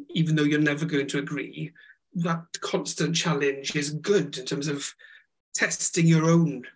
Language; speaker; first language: English; non-native, local second language; Welsh